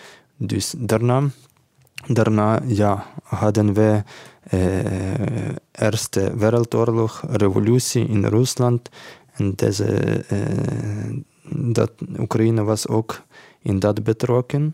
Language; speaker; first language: Dutch; non-native, learner; Ukrainian